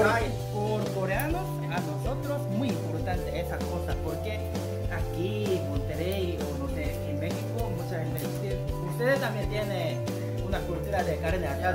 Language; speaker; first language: Spanish; non-native, learner; Korean